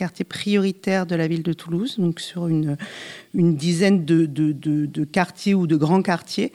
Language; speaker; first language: French; native; French